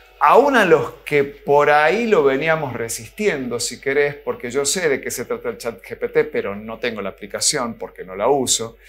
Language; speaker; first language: Spanish; native; Spanish